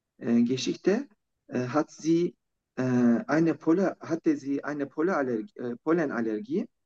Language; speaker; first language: German; non-native, learner; Turkish